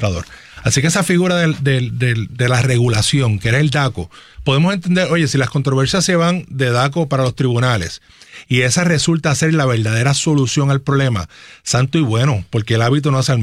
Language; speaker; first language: Spanish; native; Spanish